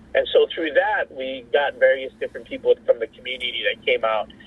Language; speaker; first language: English; native; English